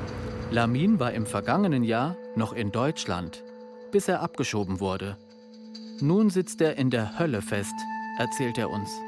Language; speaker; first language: German; native; German